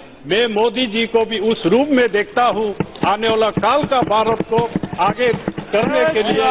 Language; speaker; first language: Hindi; non-native, local second language; Adi